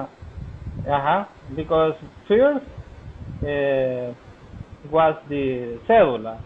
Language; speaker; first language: English; non-native, learner; Spanish